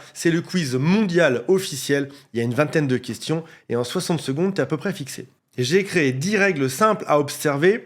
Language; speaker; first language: French; native; French